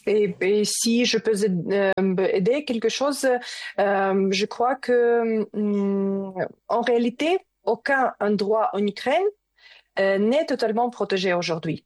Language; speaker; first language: French; non-native, learner; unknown